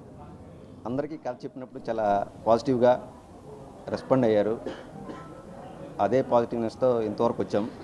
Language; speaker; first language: Telugu; native; Telugu